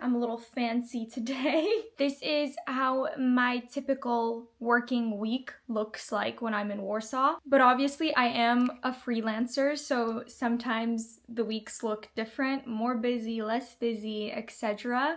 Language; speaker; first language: English; early bilingual, other home language; Polish